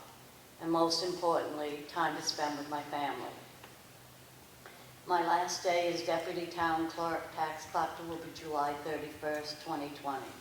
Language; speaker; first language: English; native; English